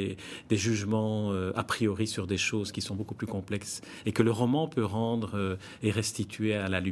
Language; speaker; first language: French; native; French